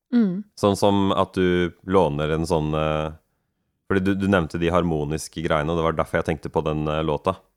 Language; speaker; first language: Norwegian; native; Norwegian